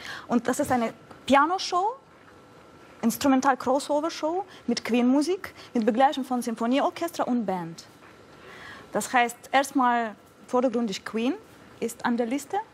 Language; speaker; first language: German; non-native, fluent; Russian